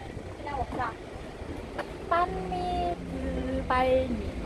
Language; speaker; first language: Korean; non-native, learner; Vietnamese